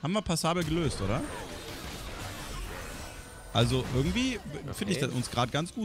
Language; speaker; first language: German; native; German